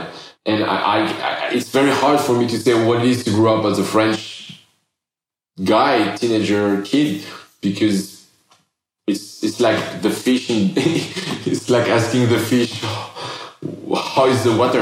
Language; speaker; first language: English; non-native, fluent; French